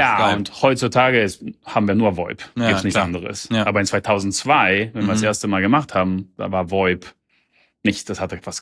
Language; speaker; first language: German; early bilingual, heritage; German